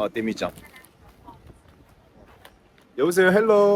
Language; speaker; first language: Turkish; non-native, learner; Korean